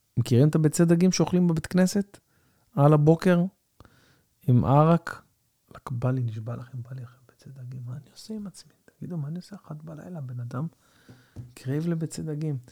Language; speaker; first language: Hebrew; native; Hebrew